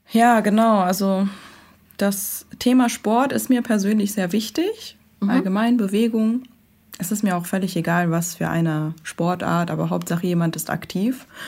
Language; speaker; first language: German; early bilingual, other home language; Persian